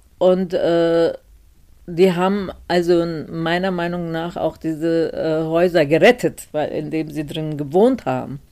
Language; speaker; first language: German; non-native, fluent; Turkish